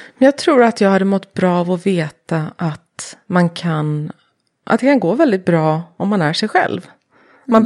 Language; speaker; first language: Swedish; early bilingual, heritage; Swedish